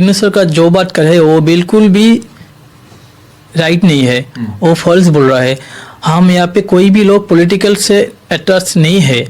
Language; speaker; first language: Hindi; non-native, learner; Bangla